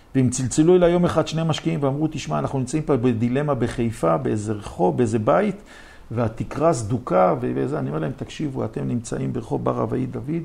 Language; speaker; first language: Hebrew; native; Hebrew